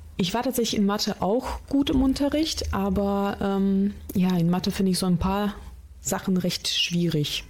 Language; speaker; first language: German; early bilingual, other home language; Russian